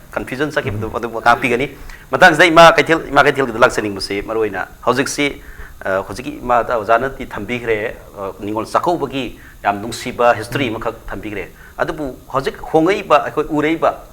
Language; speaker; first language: Manipuri; native; Manipuri